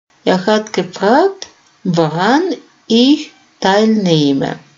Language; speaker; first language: German; non-native, fluent; Russian